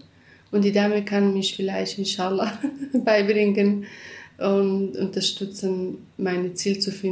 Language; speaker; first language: German; non-native, learner; Kurdish